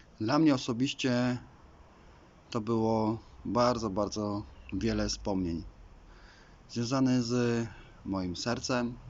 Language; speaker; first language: Polish; native; Polish